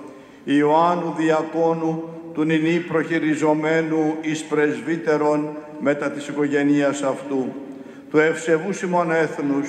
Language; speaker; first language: Greek; native; Greek